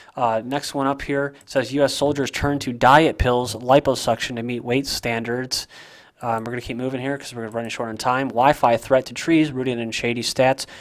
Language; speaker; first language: English; native; English